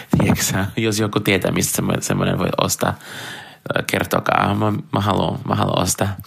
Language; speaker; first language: Finnish; non-native, fluent; Portuguese